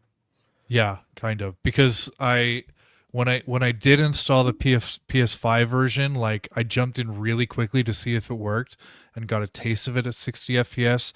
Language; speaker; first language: English; native; English